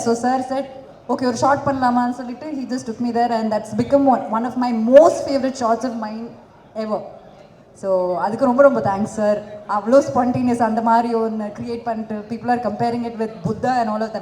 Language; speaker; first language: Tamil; non-native, fluent; Malayalam